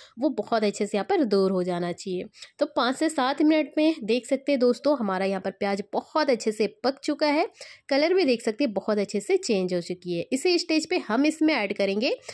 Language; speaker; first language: Hindi; native; Hindi